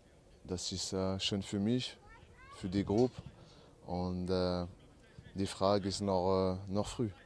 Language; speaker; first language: German; non-native, learner; French